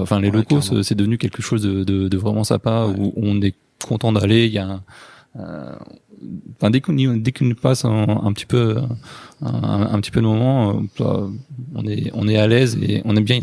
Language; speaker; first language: French; native; French